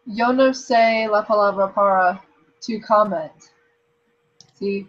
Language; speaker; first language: Spanish; non-native, learner; English